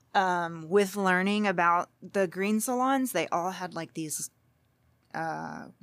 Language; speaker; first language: English; native; English